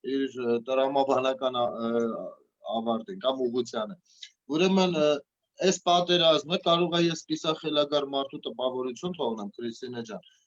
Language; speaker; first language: Armenian; native; Armenian